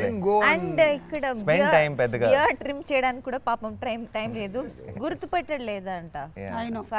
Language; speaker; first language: Telugu; non-native, learner; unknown